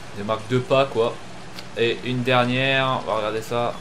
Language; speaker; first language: French; native; French